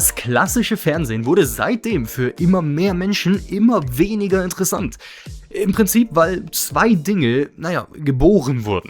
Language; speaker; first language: German; native; German